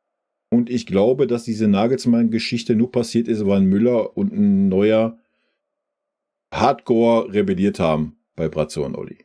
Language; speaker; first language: German; native; German